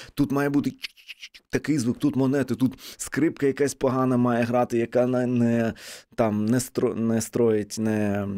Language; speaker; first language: Ukrainian; non-native, local second language; Russian